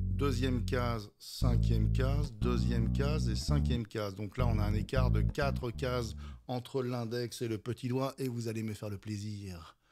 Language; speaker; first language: French; native; French